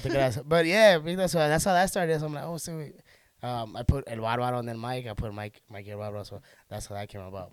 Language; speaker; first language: English; early bilingual, other home language; Spanish